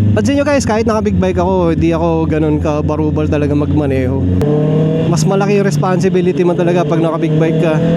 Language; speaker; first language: Filipino; non-native, local second language; Pampanga